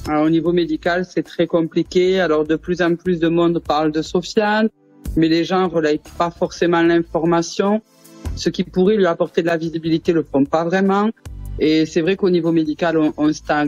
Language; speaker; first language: French; native; French